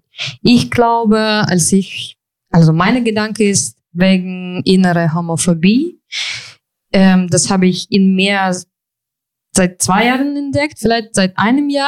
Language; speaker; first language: German; non-native, fluent; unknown